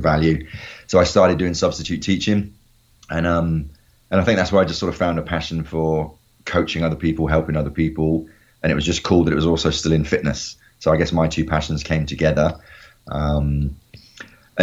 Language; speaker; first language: English; native; English